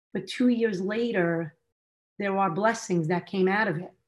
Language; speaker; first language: English; native; English